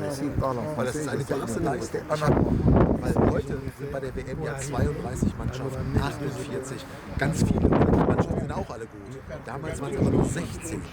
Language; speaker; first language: German; native; German